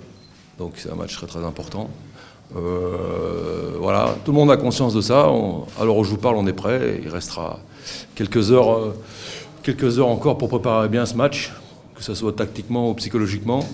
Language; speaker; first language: French; native; French